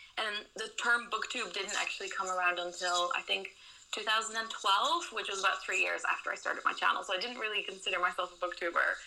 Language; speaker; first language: English; non-native, fluent; Dutch